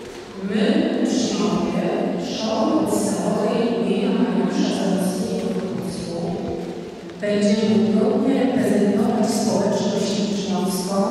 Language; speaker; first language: Polish; native; Polish